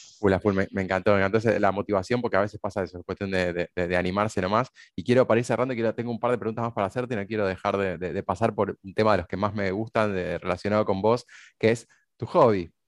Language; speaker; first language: Spanish; native; Spanish